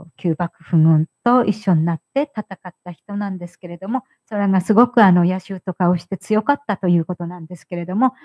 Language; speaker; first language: Japanese; native; Japanese